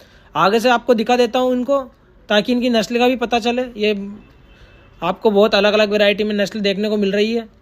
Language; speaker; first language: Hindi; native; Hindi